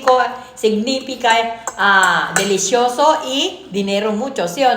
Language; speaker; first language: Spanish; non-native, learner; Filipino